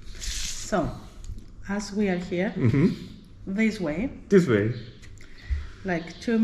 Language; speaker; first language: English; non-native, learner; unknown